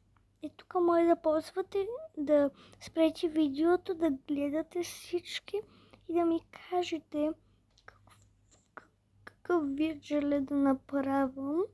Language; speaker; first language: Bulgarian; early bilingual, heritage; Bulgarian